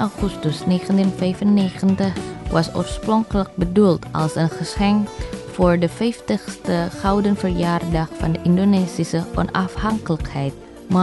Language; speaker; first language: Dutch; non-native, fluent; Indonesian